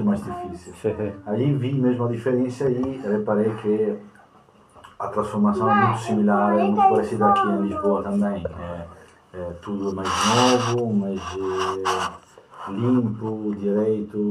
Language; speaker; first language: Portuguese; non-native, fluent; Italian